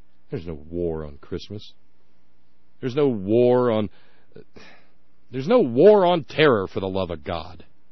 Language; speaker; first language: English; native; English